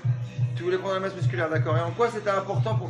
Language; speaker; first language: French; native; French